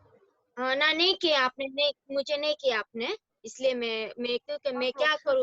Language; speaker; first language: Hindi; non-native, local second language; Gujarati